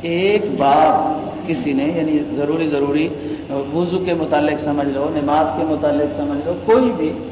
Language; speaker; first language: Urdu; native; Urdu